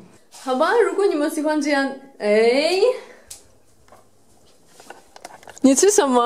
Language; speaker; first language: Chinese; non-native, fluent; Russian